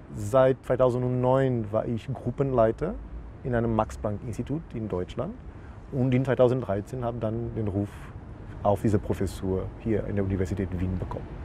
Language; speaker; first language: German; non-native, fluent; Portuguese